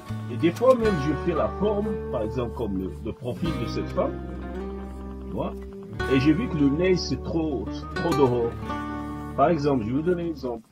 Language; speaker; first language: French; non-native, local second language; Arabic